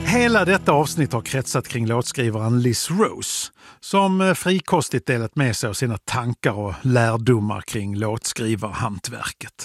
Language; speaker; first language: Swedish; native; Swedish